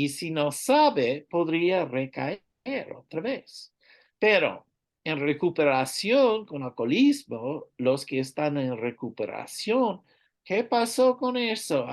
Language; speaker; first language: Spanish; non-native, learner; English